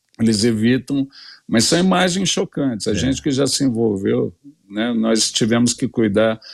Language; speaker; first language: Portuguese; native; Portuguese